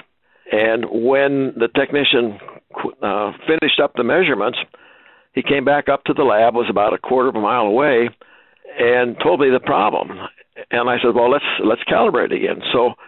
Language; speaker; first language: English; native; English